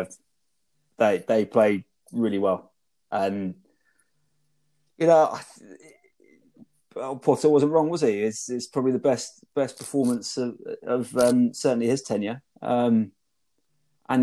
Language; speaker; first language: English; native; English